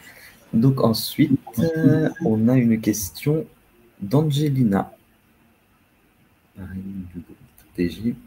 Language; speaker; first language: French; native; French